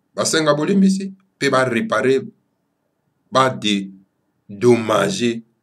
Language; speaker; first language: French; non-native, local second language; Lingala